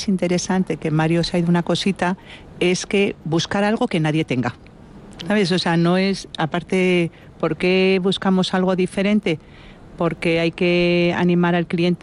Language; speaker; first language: Spanish; native; Spanish